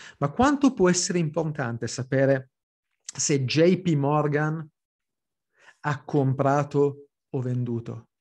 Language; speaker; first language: Italian; early bilingual, heritage; Italian